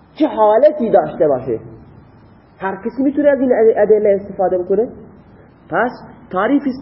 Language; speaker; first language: Persian; non-native, local second language; Baluchi